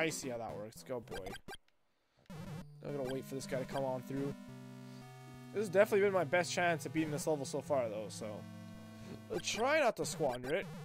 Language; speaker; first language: English; native; English